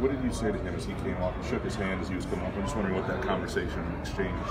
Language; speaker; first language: English; native; English